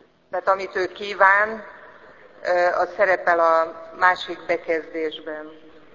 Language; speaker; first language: Hungarian; native; Hungarian